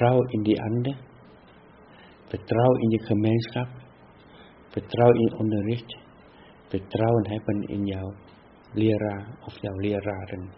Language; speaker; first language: Dutch; non-native, fluent; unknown